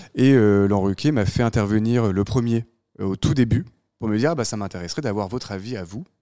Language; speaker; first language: French; native; French